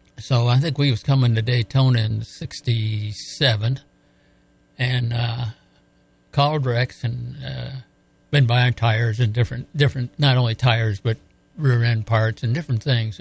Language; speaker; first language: English; native; English